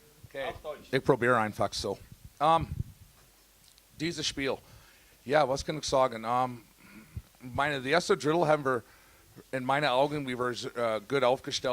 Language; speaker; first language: German; non-native, learner; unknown